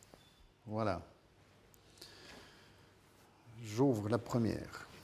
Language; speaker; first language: French; non-native, fluent; Russian